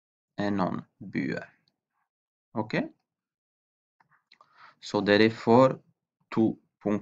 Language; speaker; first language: Norwegian; non-native, fluent; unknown